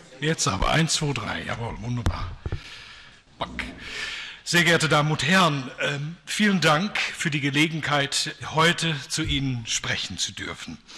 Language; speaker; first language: German; non-native, fluent; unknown